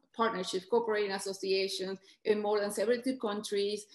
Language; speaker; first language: English; non-native, fluent; Spanish